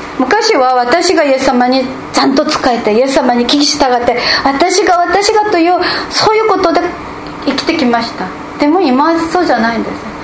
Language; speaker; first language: Japanese; non-native, fluent; Korean